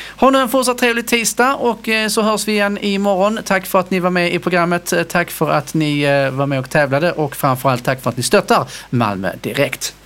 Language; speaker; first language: Swedish; native; Swedish